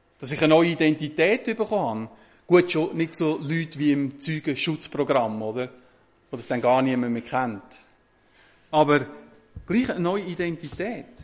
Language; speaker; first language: German; native; German